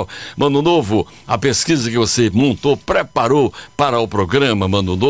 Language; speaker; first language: Portuguese; native; Portuguese